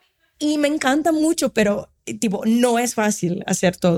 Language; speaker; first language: Spanish; non-native, fluent; Portuguese